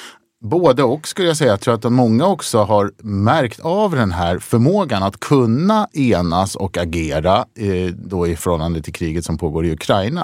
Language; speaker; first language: Swedish; native; Swedish